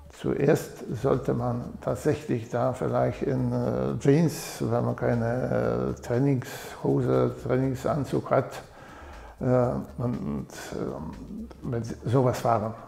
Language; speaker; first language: German; non-native, fluent; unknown